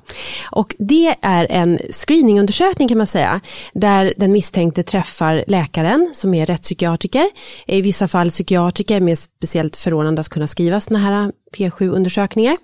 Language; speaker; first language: Swedish; native; Swedish